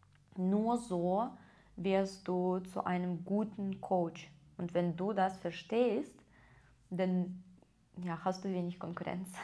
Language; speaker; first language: German; non-native, fluent; Russian